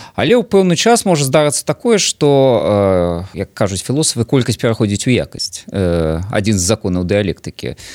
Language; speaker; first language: Belarusian; non-native, local second language; Russian